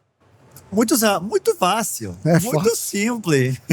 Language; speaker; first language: Portuguese; non-native, fluent; Spanish